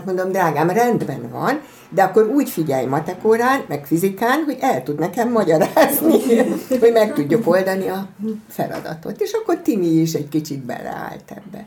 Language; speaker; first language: Hungarian; native; Hungarian